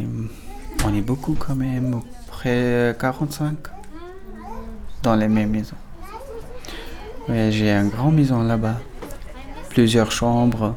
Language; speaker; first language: French; non-native, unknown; Pashto